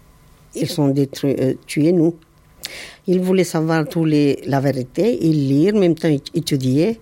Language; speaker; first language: French; non-native, learner; Tamil